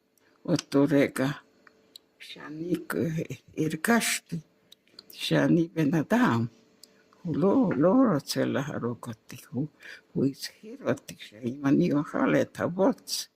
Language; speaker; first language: Hebrew; non-native, fluent; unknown